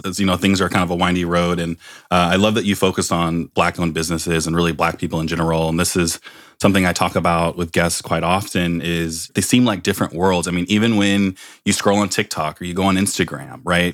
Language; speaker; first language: English; native; English